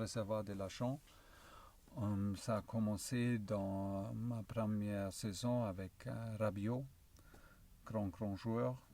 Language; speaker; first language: French; non-native, learner; German